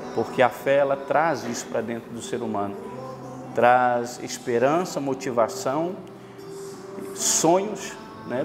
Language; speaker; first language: Portuguese; native; Portuguese